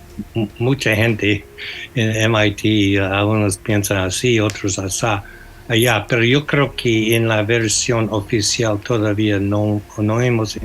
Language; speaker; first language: Spanish; non-native, fluent; English